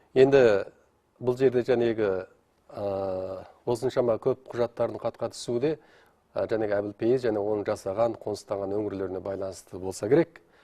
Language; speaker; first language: Kazakh; native; Kazakh